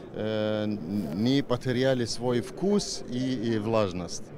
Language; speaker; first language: Russian; non-native, fluent; Arabic